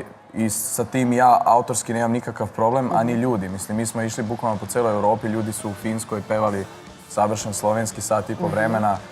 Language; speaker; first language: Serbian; early bilingual, heritage; Serbian